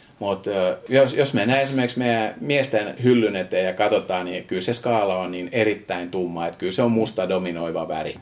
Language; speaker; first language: Finnish; non-native, fluent; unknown